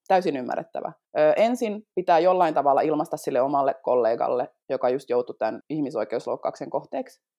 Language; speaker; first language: Finnish; native; Finnish